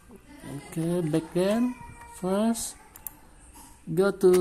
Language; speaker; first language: English; non-native, learner; Indonesian